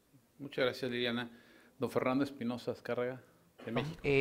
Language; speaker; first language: Spanish; native; Spanish